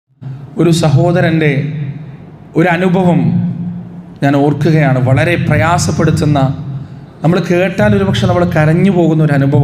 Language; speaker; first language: Malayalam; native; Malayalam